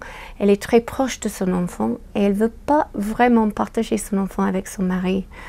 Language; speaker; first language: French; non-native, fluent; English